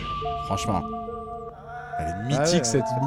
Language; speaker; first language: French; native; French